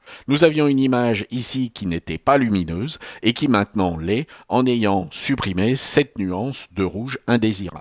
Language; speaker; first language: French; native; French